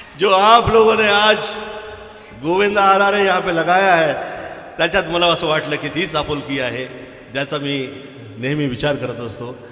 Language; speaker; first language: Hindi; native; Hindi